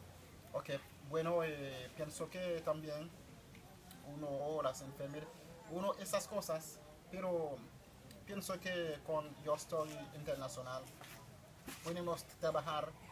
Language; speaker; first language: Spanish; non-native, fluent; Haitian Creole